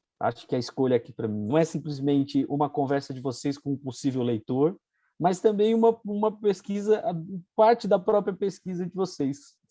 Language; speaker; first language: Portuguese; native; Portuguese